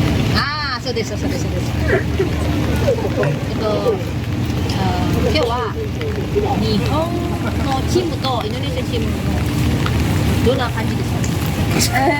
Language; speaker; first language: Japanese; non-native, learner; Indonesian